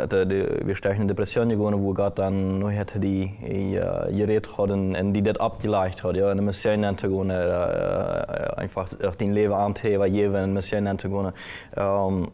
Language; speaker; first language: German; non-native, local second language; Plautdietsch